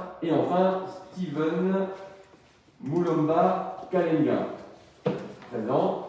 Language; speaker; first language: French; native; French